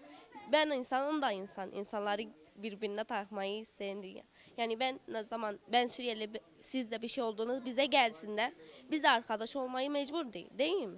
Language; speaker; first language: Turkish; early bilingual, other home language; Arabic